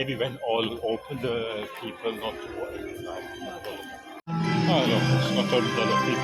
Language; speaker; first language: English; non-native, learner; German